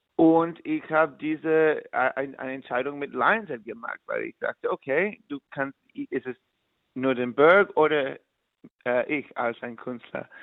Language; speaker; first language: German; non-native, learner; English